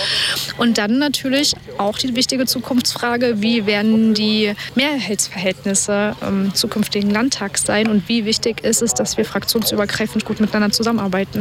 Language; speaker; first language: German; native; German